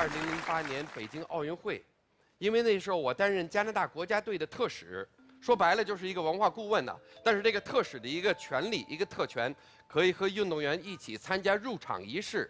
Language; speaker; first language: Chinese; non-native, fluent; English